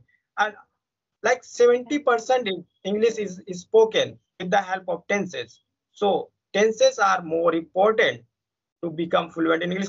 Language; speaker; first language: English; non-native, fluent; Hindi